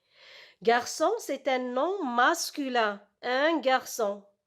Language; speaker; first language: French; non-native, local second language; Arabic